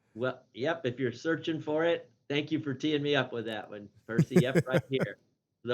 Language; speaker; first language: English; native; English